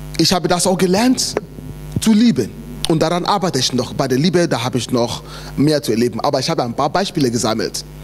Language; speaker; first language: German; non-native, fluent; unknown